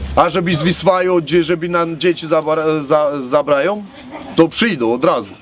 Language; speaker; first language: Polish; non-native, learner; Romanian